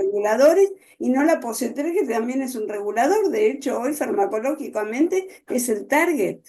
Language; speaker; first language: Spanish; native; Spanish